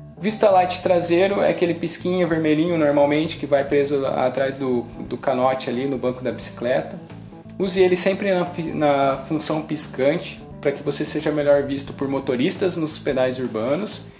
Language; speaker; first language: Portuguese; native; Portuguese